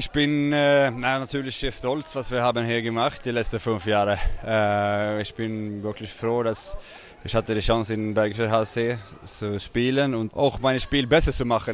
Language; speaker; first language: German; non-native, fluent; Swedish